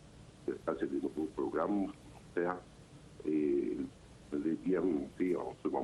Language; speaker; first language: French; non-native, learner; Arabic